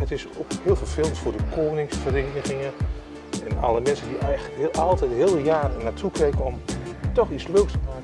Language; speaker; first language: Dutch; native; Dutch